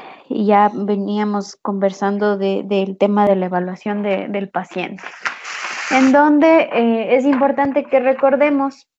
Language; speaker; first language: Spanish; native; Spanish